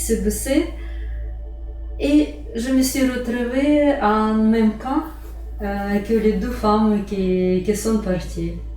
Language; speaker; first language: French; non-native, learner; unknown